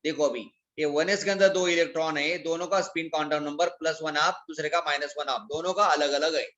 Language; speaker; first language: Hindi; non-native, local second language; Marathi